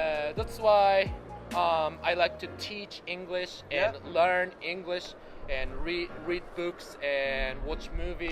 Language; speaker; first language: English; non-native, fluent; Japanese